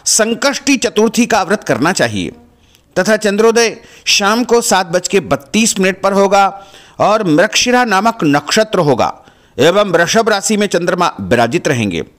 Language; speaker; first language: Hindi; native; Hindi